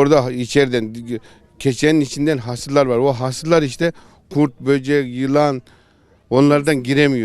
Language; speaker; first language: Turkish; non-native, local second language; Kyrgyz